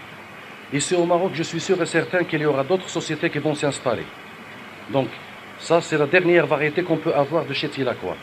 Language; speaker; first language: French; non-native, local second language; Arabic